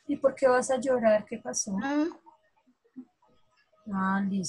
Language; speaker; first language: Spanish; native; Spanish